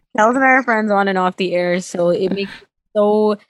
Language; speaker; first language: English; non-native, fluent; Tamil